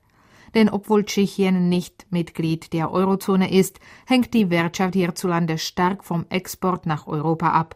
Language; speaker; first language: German; non-native, fluent; Czech